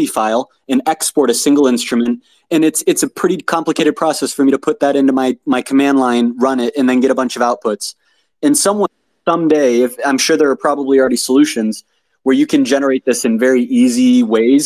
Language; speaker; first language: English; native; English